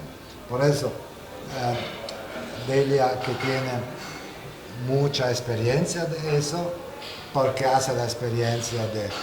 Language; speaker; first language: Spanish; non-native, fluent; Italian